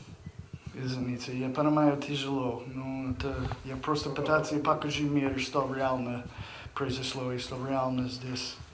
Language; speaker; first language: Russian; non-native, learner; English